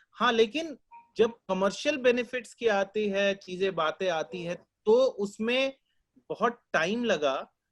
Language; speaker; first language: Hindi; native; Hindi